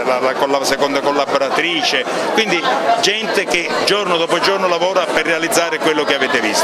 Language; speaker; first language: Italian; native; Italian